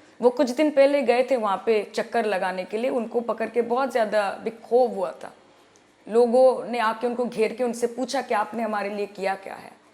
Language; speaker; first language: Hindi; non-native, local second language; Bangla